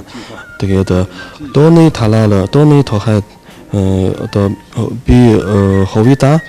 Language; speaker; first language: Mongolian; non-native, fluent; Chinese